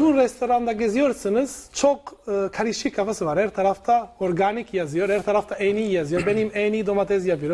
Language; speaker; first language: Turkish; non-native, learner; Italian